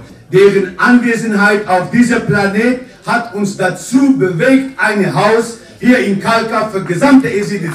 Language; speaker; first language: German; non-native, fluent; Kurdish